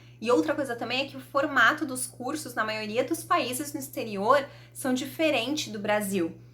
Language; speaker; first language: Portuguese; native; Portuguese